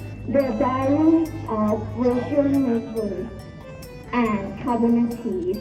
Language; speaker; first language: English; non-native, learner; Thai